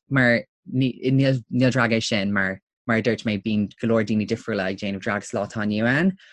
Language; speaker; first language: Irish; native; Irish